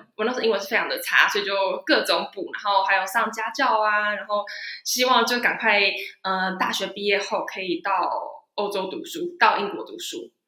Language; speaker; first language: Chinese; native; Chinese